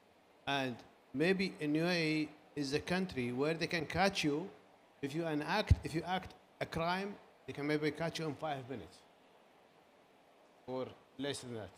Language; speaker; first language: English; non-native, learner; Arabic